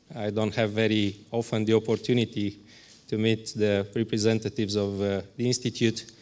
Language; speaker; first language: English; non-native, fluent; Romanian